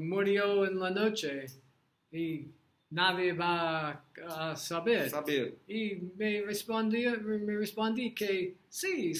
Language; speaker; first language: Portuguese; non-native, learner; English